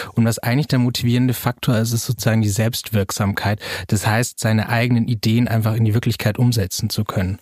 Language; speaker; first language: German; native; German